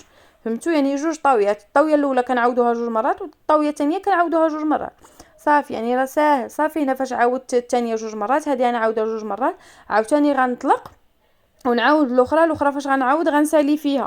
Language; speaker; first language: Arabic; native; Arabic